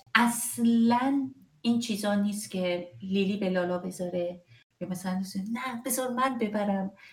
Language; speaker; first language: Persian; native; Persian